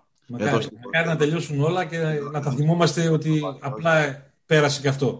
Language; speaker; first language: Greek; native; Greek